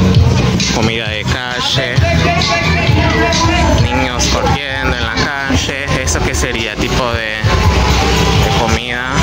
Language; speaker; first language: Spanish; non-native, fluent; Portuguese